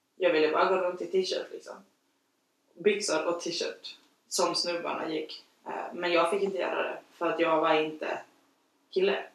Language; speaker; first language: Swedish; non-native, fluent; Spanish